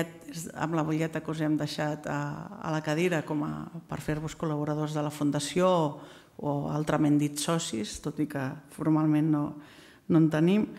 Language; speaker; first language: Catalan; native; Catalan